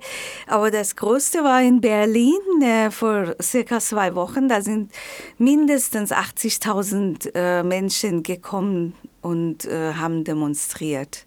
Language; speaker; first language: German; non-native, fluent; Persian